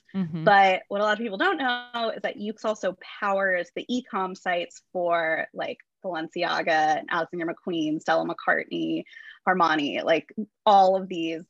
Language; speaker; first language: English; native; English